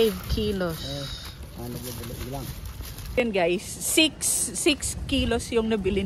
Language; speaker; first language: Filipino; native; Filipino